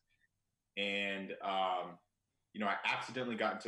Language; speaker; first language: English; native; English